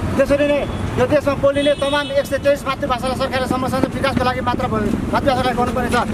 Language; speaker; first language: Nepali; non-native, local second language; Limbu